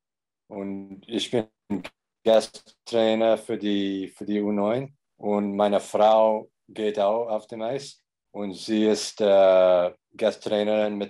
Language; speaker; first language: German; non-native, learner; English